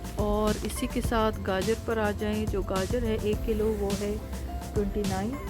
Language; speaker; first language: Urdu; native; Urdu